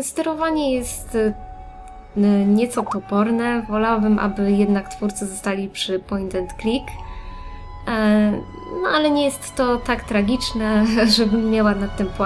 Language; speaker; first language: Polish; native; Polish